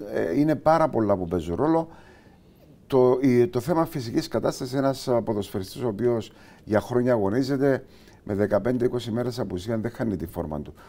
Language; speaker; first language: Greek; native; Greek